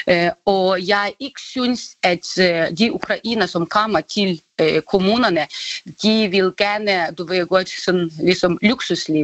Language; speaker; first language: Danish; non-native, fluent; Ukrainian